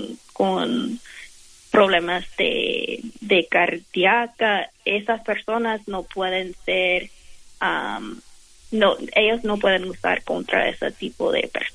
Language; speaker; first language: Spanish; non-native, learner; English